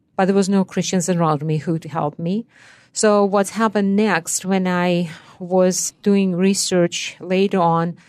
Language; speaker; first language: English; non-native, fluent; Russian